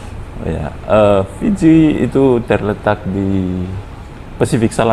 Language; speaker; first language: Indonesian; non-native, fluent; Fijian